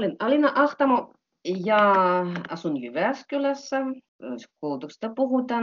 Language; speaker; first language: Finnish; non-native, fluent; Russian